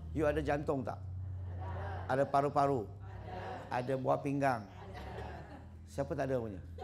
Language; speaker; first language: Malay; non-native, local second language; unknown